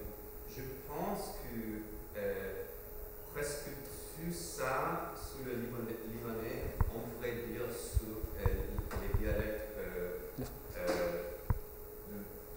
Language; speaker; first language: French; non-native, fluent; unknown